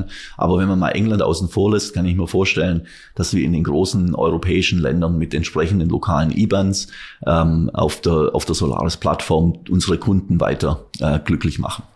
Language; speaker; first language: German; native; German